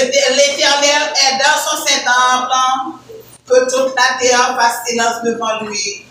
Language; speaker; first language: French; non-native, local second language; Haitian Creole